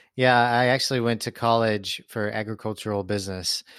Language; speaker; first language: English; native; English